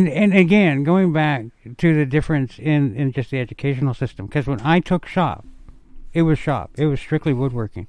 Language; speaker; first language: English; native; English